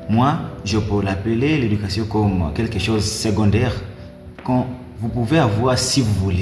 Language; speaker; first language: French; non-native, learner; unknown